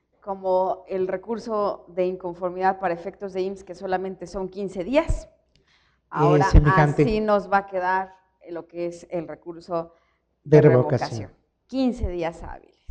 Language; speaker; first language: Spanish; native; Spanish